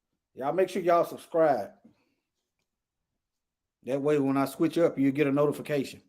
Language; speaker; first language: English; native; English